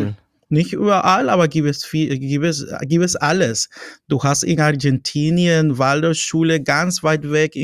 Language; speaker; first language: German; non-native, fluent; Spanish